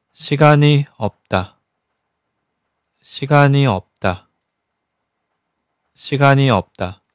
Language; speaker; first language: Korean; non-native, fluent; Chinese